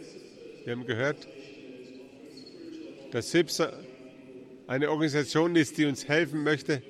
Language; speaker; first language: German; early bilingual, heritage; German